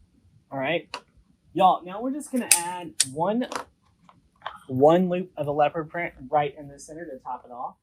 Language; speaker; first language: English; native; English